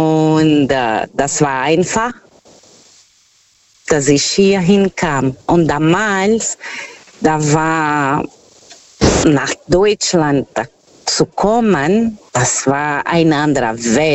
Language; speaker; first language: German; non-native, learner; Portuguese